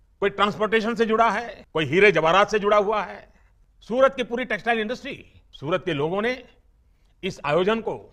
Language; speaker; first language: Hindi; non-native, local second language; Gujarati